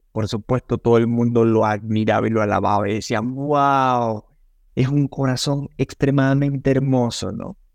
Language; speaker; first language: Spanish; native; Spanish